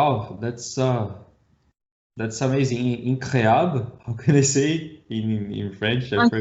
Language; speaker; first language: English; non-native, learner; Portuguese